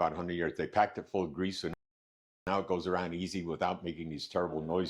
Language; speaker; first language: English; native; English